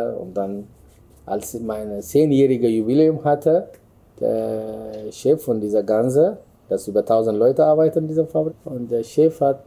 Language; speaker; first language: German; non-native, learner; Amharic